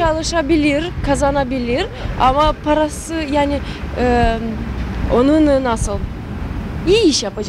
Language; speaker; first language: Turkish; non-native, fluent; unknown